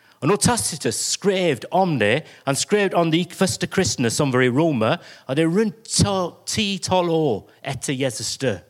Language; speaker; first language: Norwegian; non-native, fluent; English